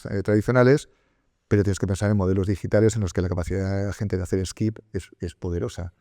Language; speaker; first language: Spanish; native; Spanish